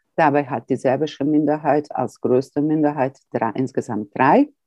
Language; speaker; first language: German; early bilingual, heritage; Croatian